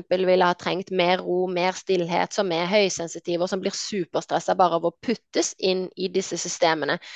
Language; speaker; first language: Norwegian; native; Norwegian